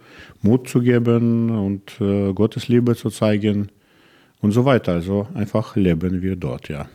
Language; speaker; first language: German; non-native, learner; Russian